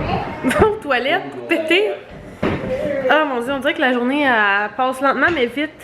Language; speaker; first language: French; native; French